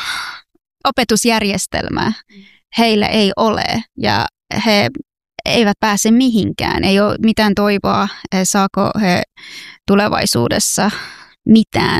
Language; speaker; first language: Finnish; non-native, fluent; Persian